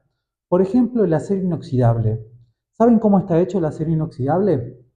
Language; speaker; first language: Spanish; native; Spanish